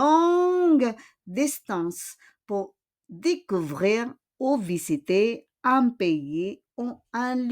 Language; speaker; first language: French; non-native, fluent; Filipino